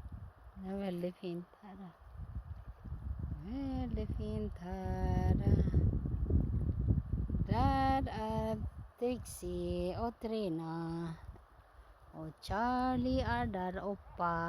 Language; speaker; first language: Norwegian; non-native, fluent; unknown